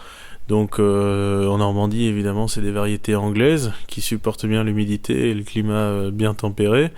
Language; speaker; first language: French; native; French